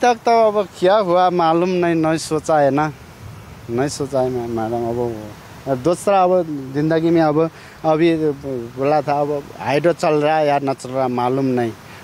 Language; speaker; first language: Hindi; non-native, learner; Nepali